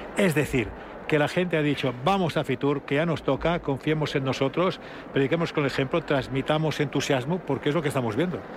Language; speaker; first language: Spanish; native; Spanish